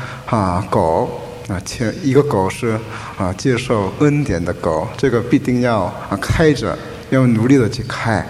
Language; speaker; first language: Chinese; non-native, fluent; Korean